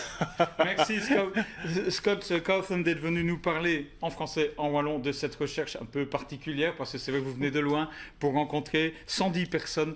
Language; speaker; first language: French; native; French